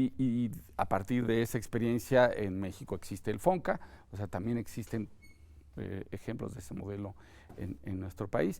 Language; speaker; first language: Spanish; native; Spanish